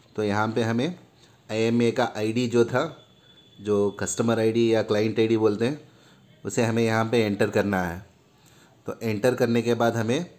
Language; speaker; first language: Hindi; non-native, local second language; Urdu